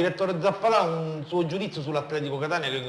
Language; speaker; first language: Italian; native; Italian